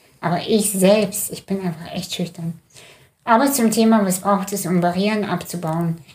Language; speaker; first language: German; early bilingual, other home language; Russian